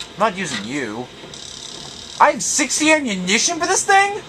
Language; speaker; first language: English; native; English